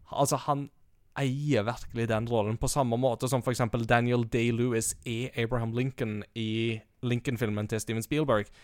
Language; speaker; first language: Norwegian; native; Norwegian